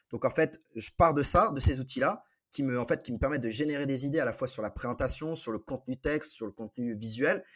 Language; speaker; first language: French; native; French